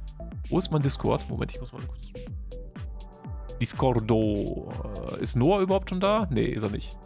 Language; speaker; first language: German; native; German